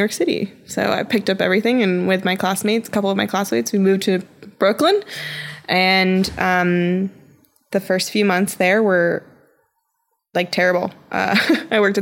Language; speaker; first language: English; native; English